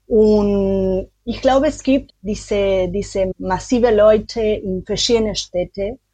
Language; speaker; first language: German; non-native, learner; Spanish